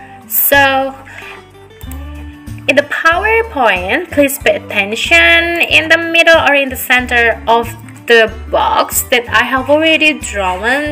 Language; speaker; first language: English; non-native, fluent; Indonesian